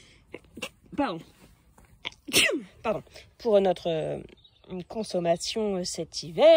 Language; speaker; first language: French; native; French